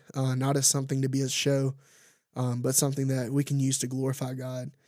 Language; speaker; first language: English; native; English